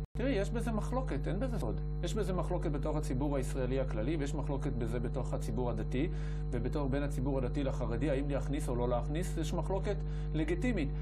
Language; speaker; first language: Hebrew; native; Hebrew